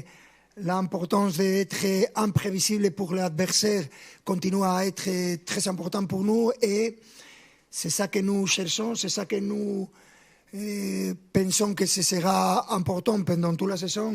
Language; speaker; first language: French; non-native, fluent; Spanish